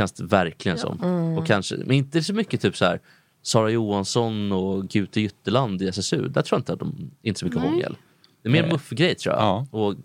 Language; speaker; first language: Swedish; native; Swedish